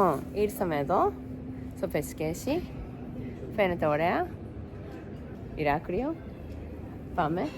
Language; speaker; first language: Greek; non-native, learner; Japanese